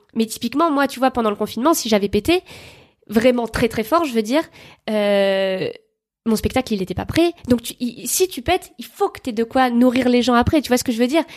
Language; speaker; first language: French; native; French